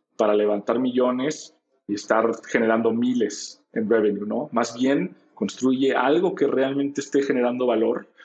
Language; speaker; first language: Spanish; native; Spanish